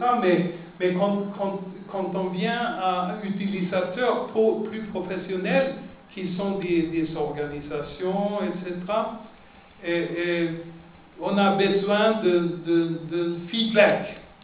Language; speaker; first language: French; non-native, fluent; Swedish